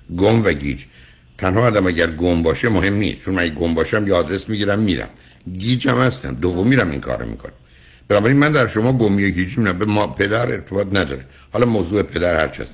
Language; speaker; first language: Persian; native; Persian